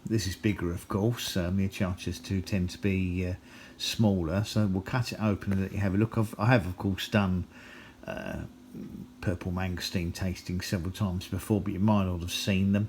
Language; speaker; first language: English; native; English